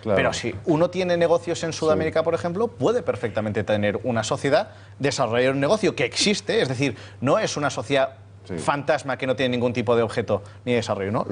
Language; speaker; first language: Spanish; native; Spanish